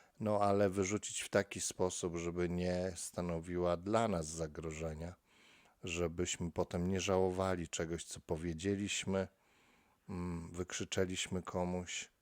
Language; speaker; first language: Polish; native; Polish